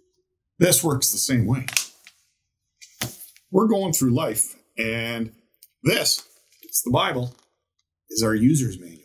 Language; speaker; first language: English; native; English